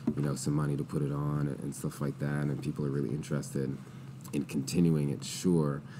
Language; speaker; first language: English; native; English